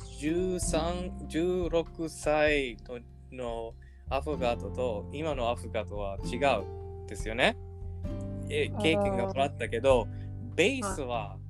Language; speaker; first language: Japanese; non-native, learner; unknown